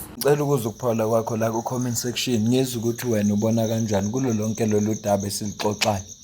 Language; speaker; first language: Zulu; native; Zulu